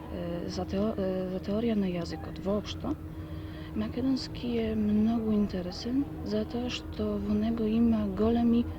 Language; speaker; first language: Macedonian; non-native, fluent; Polish